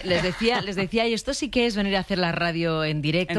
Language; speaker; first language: Spanish; native; Spanish